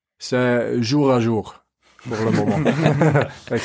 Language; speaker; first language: French; non-native, fluent; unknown